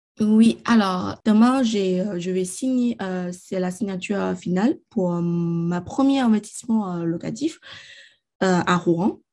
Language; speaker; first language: French; non-native, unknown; Chinese